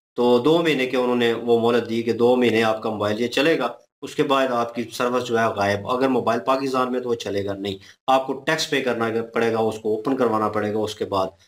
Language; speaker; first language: Urdu; non-native, local second language; Punjabi